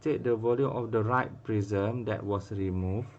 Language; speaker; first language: English; non-native, local second language; Malay